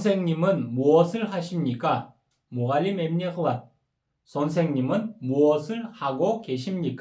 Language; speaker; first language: Korean; non-native, fluent; Kyrgyz